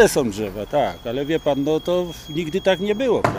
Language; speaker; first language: Polish; native; Polish